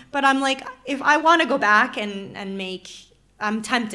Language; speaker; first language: English; native; English